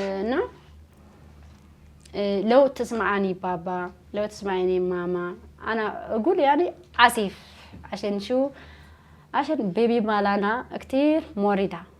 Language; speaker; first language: Arabic; non-native, learner; Amharic